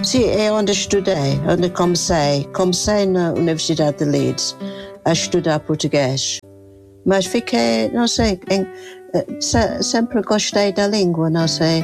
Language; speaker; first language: Portuguese; non-native, fluent; English